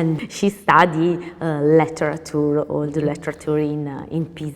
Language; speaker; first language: English; non-native, learner; Italian